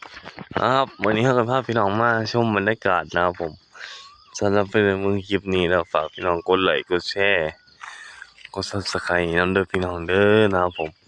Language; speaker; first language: Thai; non-native, local second language; Northeastern Thai